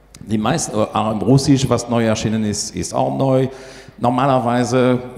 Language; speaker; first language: German; non-native, fluent; French